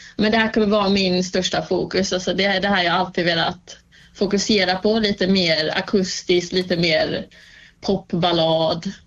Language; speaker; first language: Swedish; native; Swedish